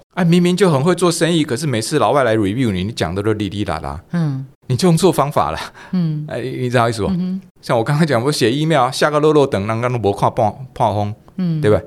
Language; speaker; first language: Chinese; non-native, local second language; Min Nan Chinese